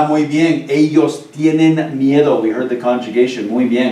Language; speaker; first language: Spanish; non-native, fluent; English